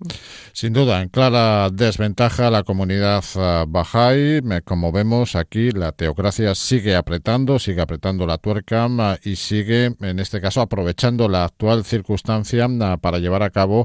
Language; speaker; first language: Spanish; native; Spanish